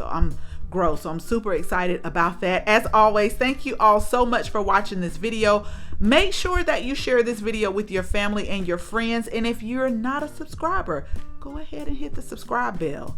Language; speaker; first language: English; native; English